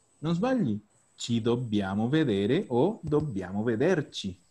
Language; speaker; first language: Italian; non-native, fluent; Spanish